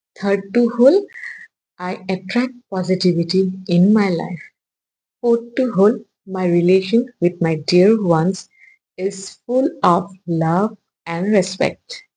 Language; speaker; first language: English; non-native, local second language; Assamese